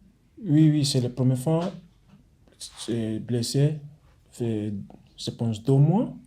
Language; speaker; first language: French; non-native, learner; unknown